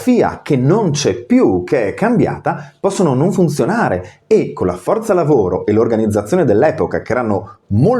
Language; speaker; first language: Italian; native; Italian